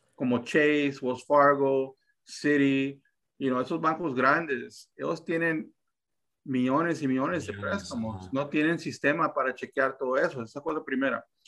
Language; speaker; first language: Spanish; early bilingual, heritage; Spanish